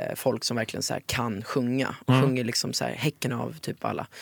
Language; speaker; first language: Swedish; early bilingual, other home language; Italian